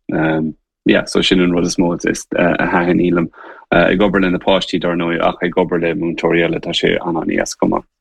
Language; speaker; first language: Irish; native; Irish